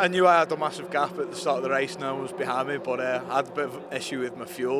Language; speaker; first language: English; native; English